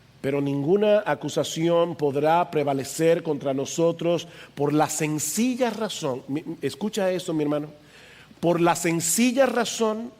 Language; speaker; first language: Spanish; native; Spanish